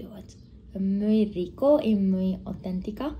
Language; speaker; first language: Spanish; non-native, learner; Japanese